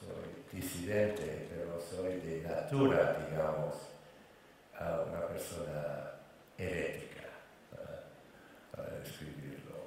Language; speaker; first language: Spanish; non-native, fluent; English